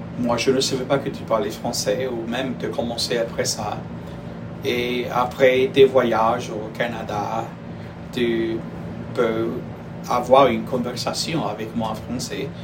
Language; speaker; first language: French; non-native, fluent; Spanish